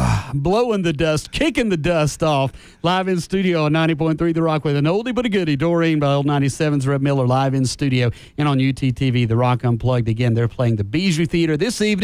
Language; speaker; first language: English; native; English